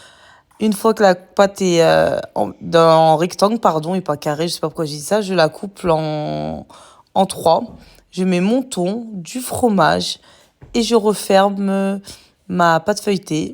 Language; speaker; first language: French; native; French